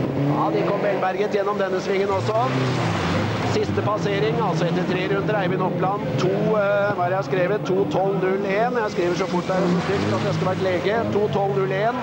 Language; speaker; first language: Norwegian; native; Norwegian